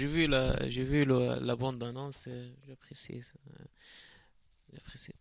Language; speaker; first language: French; non-native, learner; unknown